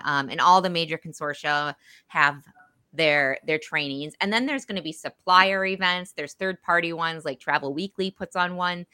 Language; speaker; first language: English; native; English